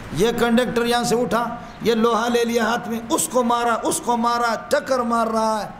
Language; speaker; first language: Urdu; non-native, local second language; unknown